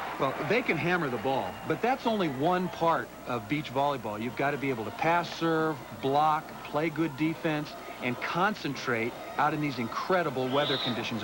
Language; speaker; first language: English; native; English